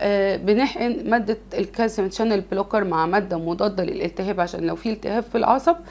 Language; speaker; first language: Arabic; native; Arabic